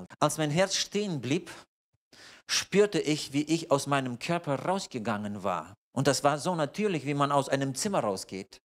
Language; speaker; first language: German; non-native, fluent; Russian